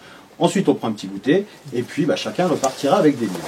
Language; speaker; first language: French; native; French